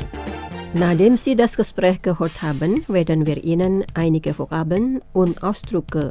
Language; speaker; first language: German; non-native, learner; Indonesian